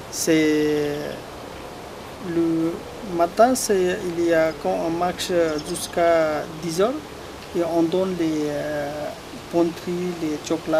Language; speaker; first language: French; non-native, learner; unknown